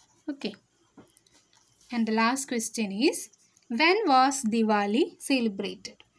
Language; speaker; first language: English; non-native, local second language; Malayalam